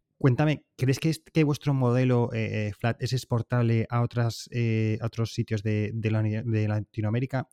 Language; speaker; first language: Spanish; native; Spanish